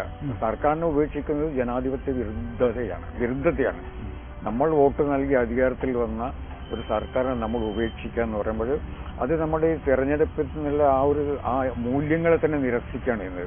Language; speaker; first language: Malayalam; native; Malayalam